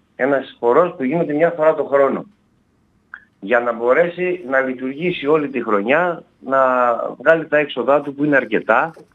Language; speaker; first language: Greek; native; Greek